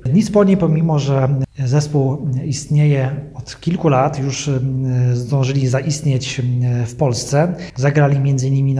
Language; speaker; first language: Polish; native; Polish